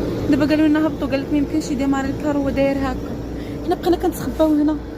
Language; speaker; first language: Arabic; native; Arabic